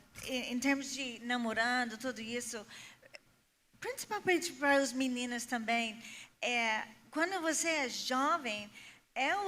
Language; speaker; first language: Portuguese; non-native, fluent; English